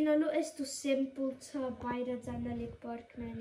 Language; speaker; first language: Nepali; early bilingual, heritage; Nepali